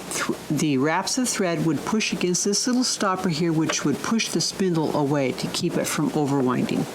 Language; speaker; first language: English; native; English